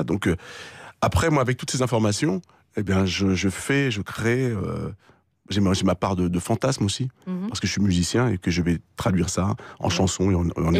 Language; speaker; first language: French; native; French